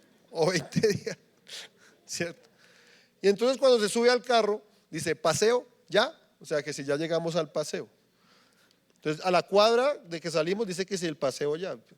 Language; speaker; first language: Spanish; native; Spanish